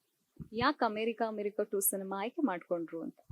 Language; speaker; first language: Kannada; native; Kannada